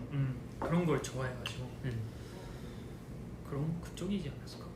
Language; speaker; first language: Korean; non-native, fluent; Japanese